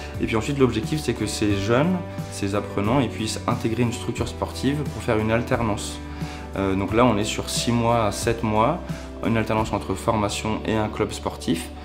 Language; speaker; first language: French; native; French